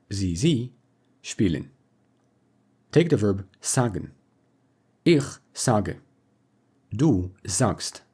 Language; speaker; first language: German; non-native, fluent; English